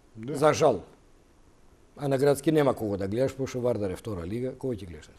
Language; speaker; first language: Macedonian; native; Macedonian